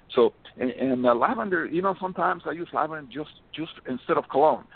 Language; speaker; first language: English; early bilingual, other home language; Spanish